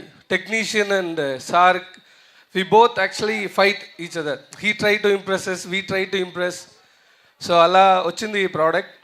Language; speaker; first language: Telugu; non-native, learner; Tamil